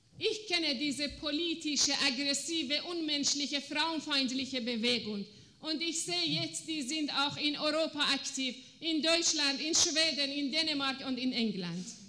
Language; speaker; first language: German; non-native, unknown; Persian